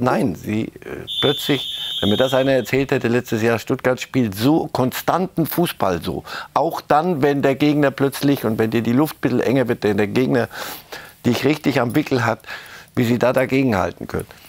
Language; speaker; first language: German; native; German